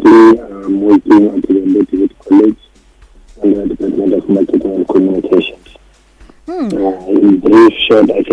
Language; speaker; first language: English; non-native, local second language; Northern Sotho